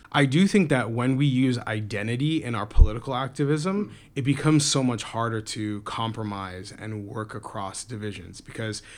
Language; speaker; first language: English; native; English